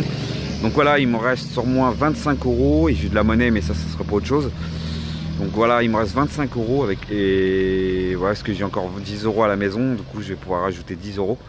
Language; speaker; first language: French; native; French